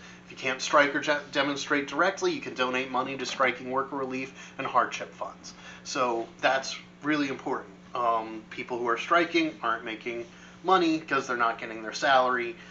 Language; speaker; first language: English; native; English